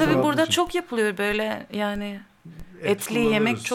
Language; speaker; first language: Turkish; non-native, learner; Greek